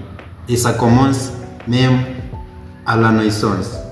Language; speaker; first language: French; non-native, learner; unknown